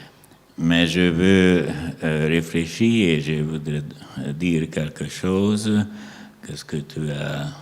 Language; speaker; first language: French; non-native, learner; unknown